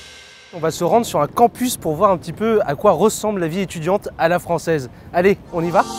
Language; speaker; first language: French; native; French